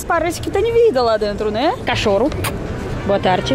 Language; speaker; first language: Portuguese; non-native, fluent; Russian